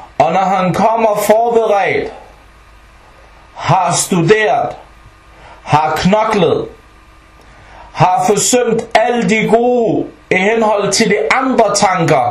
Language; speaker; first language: Danish; early bilingual, other home language; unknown